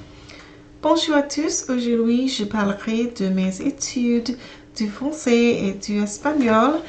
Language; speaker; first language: French; non-native, learner; English